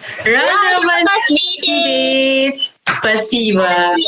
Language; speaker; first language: Russian; non-native, learner; Malay